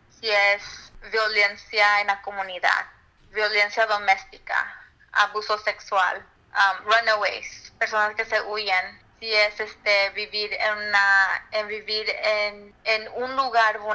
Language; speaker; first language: Spanish; early bilingual, heritage; Spanish